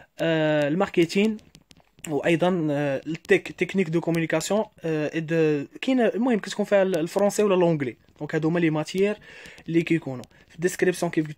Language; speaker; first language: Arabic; native; Arabic